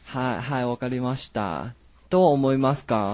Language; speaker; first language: Japanese; non-native, learner; Chinese